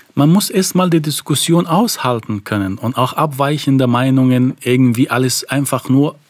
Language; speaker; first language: German; non-native, fluent; Arabic